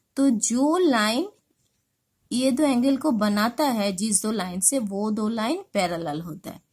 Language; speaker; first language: Hindi; non-native, local second language; Bangla